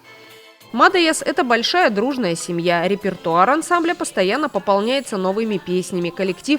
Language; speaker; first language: Russian; native; Russian